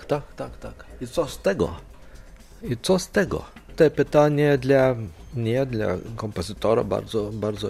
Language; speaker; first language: Polish; non-native, learner; Lithuanian